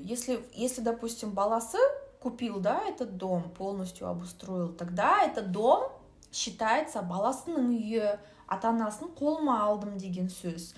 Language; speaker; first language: Russian; non-native, local second language; Kazakh